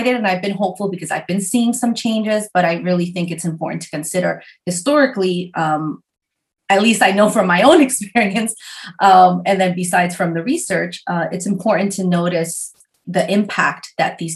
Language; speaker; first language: English; early bilingual, other home language; Spanish